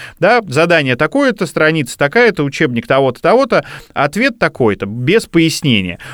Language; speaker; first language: Russian; native; Russian